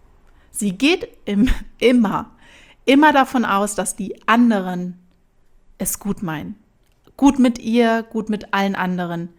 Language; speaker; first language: German; native; German